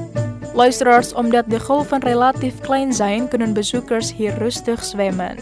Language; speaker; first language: Dutch; non-native, fluent; Indonesian